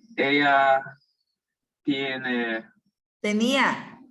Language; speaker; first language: Spanish; non-native, learner; English